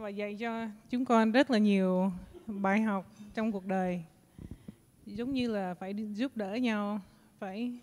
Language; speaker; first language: Vietnamese; early bilingual, heritage; Vietnamese